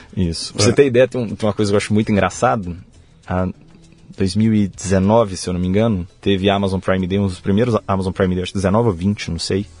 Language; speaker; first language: Portuguese; native; Portuguese